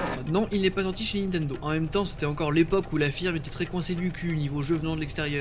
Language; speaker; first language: French; native; French